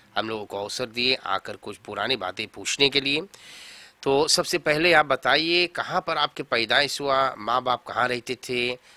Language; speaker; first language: Hindi; early bilingual, heritage; Hindi